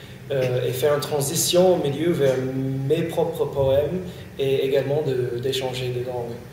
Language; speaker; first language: French; non-native, fluent; English